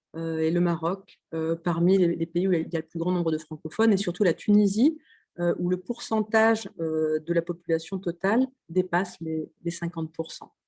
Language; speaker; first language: French; native; French